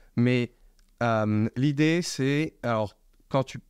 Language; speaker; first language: French; native; French